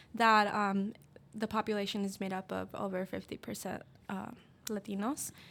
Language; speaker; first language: English; native; English